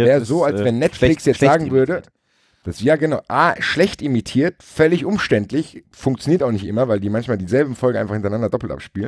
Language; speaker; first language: German; native; German